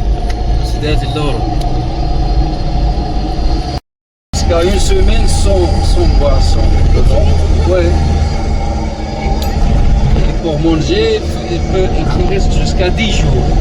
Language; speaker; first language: French; non-native, learner; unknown